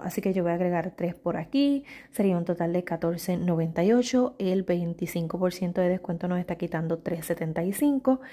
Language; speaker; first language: Spanish; native; Spanish